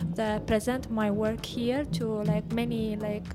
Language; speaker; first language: English; non-native, learner; Russian